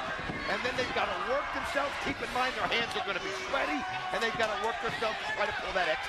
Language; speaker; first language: English; native; English